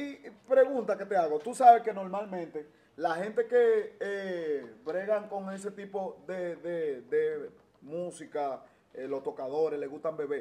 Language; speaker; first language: Spanish; native; Spanish